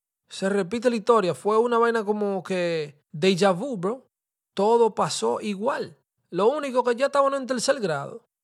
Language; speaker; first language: Spanish; early bilingual, heritage; Spanish